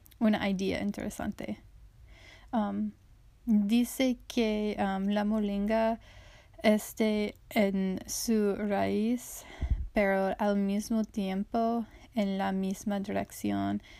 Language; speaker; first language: Spanish; non-native, learner; English